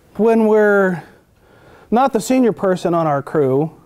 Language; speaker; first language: English; native; English